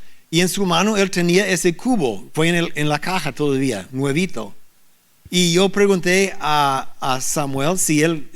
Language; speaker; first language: Spanish; non-native, learner; English